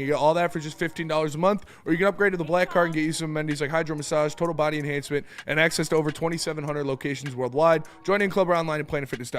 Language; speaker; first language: English; native; English